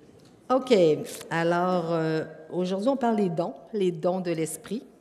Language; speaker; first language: French; native; French